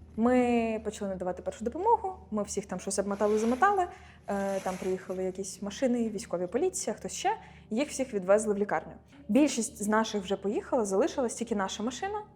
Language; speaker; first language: Ukrainian; non-native, local second language; Russian